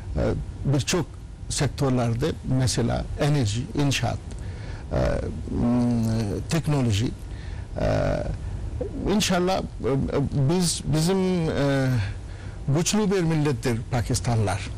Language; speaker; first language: Turkish; non-native, learner; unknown